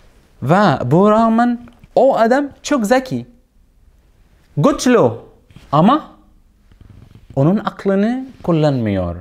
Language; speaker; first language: Turkish; non-native, learner; Arabic